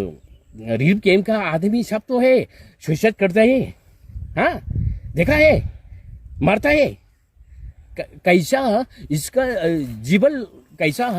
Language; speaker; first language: Hindi; non-native, local second language; Manipuri